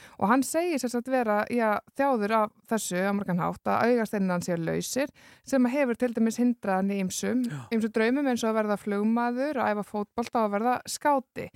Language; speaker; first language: Icelandic; native; Icelandic